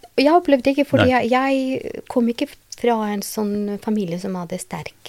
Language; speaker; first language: Norwegian; non-native, learner; Albanian